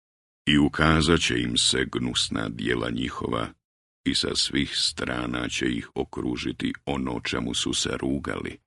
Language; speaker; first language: Croatian; native; Croatian